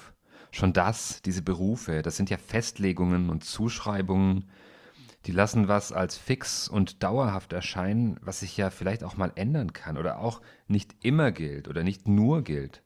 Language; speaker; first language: German; native; German